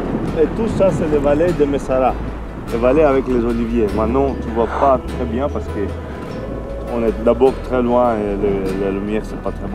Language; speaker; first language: French; non-native, fluent; Greek